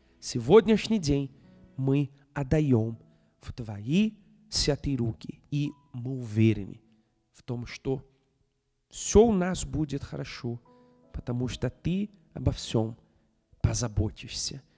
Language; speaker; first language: Russian; non-native, fluent; Portuguese